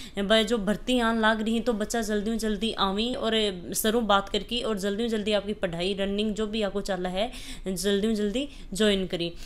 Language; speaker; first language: Hindi; native; Hindi